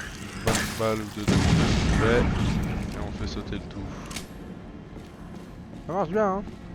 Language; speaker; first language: French; native; French